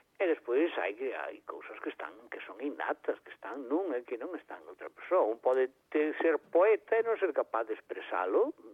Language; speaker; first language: Galician; native; Galician